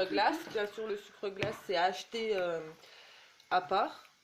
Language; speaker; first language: French; native; French